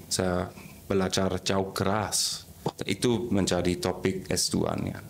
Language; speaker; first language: Indonesian; non-native, fluent; German